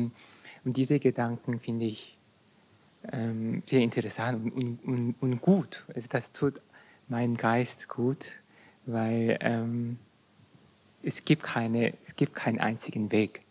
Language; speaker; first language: German; non-native, fluent; Korean